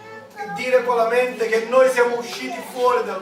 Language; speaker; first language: Italian; native; Italian